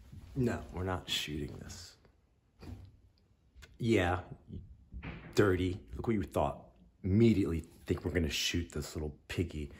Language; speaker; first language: English; native; English